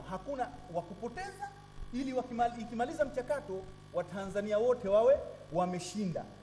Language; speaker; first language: Swahili; native; Swahili